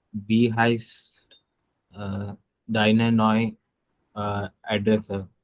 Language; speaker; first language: German; non-native, learner; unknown